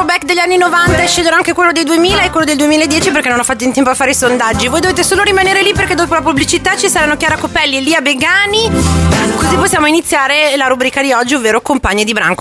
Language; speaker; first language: Italian; native; Italian